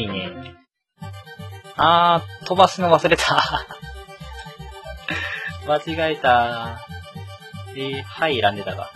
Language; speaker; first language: Japanese; native; Japanese